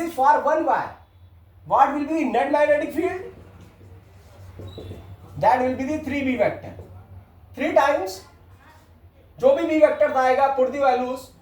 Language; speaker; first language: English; non-native, local second language; Hindi